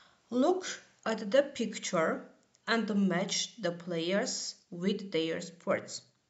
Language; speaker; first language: English; non-native, fluent; Armenian